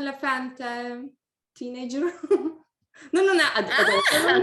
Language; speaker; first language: Italian; non-native, learner; English